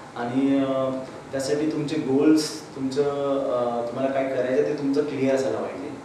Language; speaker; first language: Marathi; non-native, local second language; Telugu